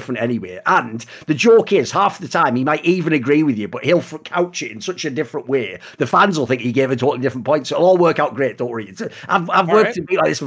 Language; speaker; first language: English; native; English